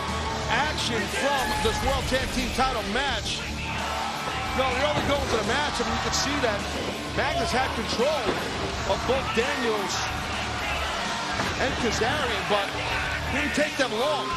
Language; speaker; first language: English; native; English